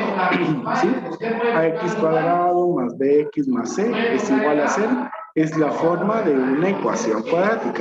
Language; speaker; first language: Spanish; native; Spanish